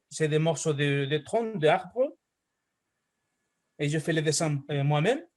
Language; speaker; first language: French; non-native, fluent; Spanish